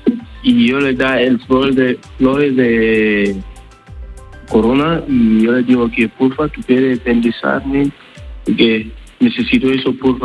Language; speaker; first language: Spanish; non-native, learner; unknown